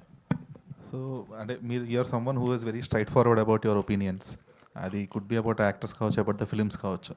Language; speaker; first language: Telugu; native; Telugu